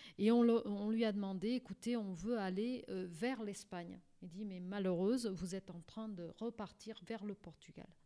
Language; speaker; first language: French; early bilingual, other home language; Portuguese